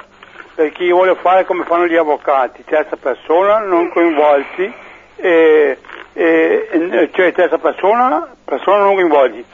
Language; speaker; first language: Italian; non-native, fluent; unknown